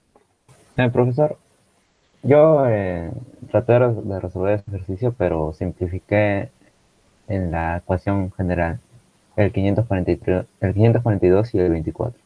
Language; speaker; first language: Spanish; native; Spanish